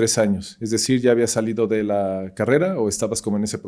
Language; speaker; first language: Spanish; native; Spanish